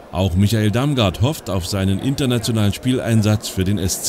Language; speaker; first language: German; native; German